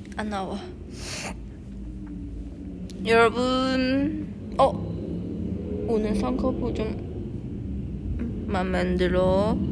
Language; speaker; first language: Korean; non-native, fluent; Chinese